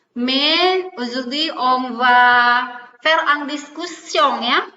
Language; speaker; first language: French; non-native, fluent; Indonesian